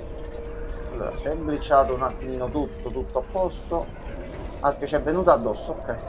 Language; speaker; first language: Italian; native; Italian